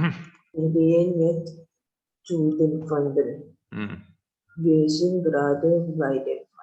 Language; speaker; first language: German; non-native, learner; Indonesian